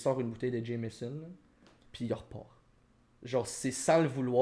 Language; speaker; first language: French; native; French